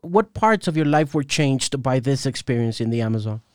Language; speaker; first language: English; non-native, fluent; Spanish